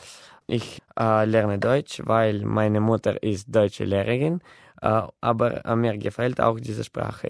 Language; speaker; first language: German; non-native, learner; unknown